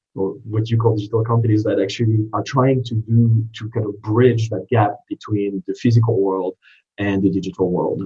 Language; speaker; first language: English; non-native, fluent; French